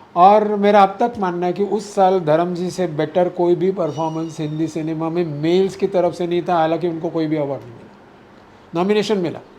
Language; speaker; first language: Hindi; non-native, local second language; Marathi